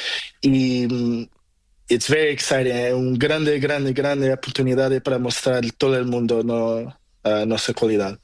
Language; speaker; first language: Spanish; non-native, learner; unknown